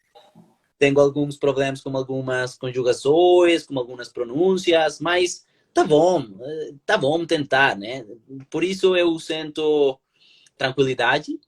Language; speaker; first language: Portuguese; non-native, learner; Spanish